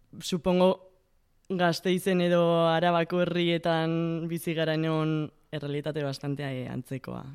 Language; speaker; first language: Basque; non-native, local second language; Spanish